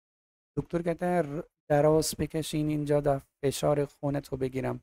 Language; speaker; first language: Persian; non-native, fluent; Urdu